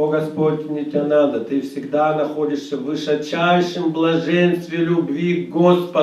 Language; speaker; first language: Russian; native; Russian